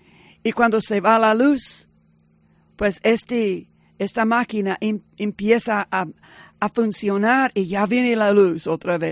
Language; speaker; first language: Spanish; early bilingual, heritage; Spanish